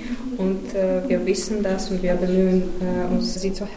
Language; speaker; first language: German; non-native, fluent; Russian